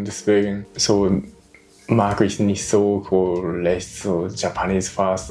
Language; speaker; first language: German; non-native, learner; Japanese